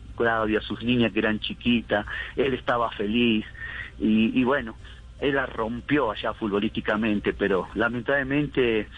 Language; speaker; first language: Spanish; native; Spanish